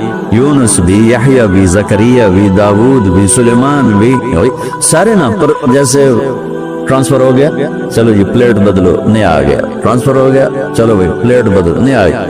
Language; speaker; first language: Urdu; non-native, local second language; Saraiki